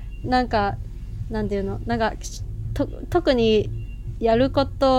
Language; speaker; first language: Japanese; non-native, fluent; Cantonese